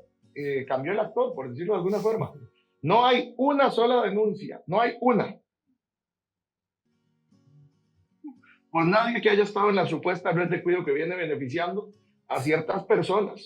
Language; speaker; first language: Spanish; native; Spanish